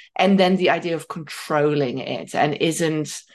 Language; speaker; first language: English; non-native, fluent; Dutch